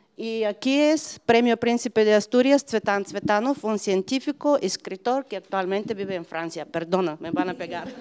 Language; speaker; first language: Spanish; non-native, fluent; Bulgarian